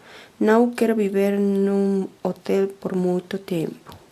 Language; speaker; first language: Portuguese; non-native, fluent; Spanish